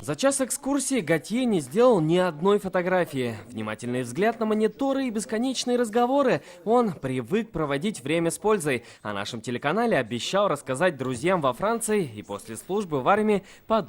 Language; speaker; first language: Russian; native; Russian